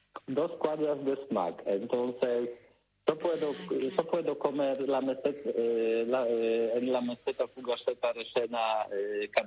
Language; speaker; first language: Spanish; non-native, learner; Polish